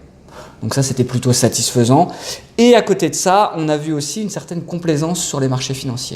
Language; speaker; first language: French; native; French